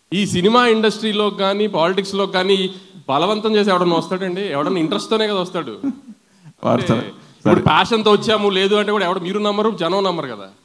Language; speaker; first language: Telugu; native; Telugu